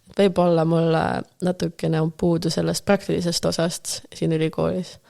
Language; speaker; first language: Estonian; non-native, local second language; Russian